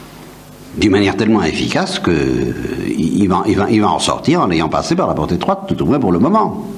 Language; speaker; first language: French; native; French